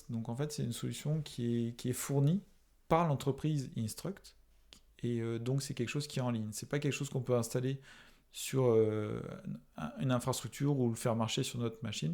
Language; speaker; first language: French; native; French